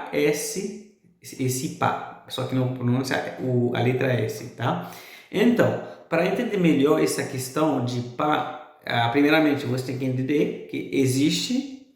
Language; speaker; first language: Portuguese; non-native, fluent; Haitian Creole